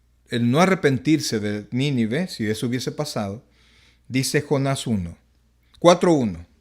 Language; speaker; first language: Spanish; native; Spanish